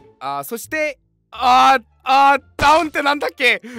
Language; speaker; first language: Japanese; non-native, fluent; Korean